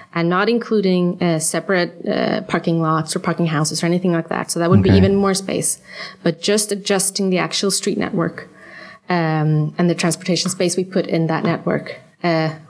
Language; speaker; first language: English; non-native, fluent; Swedish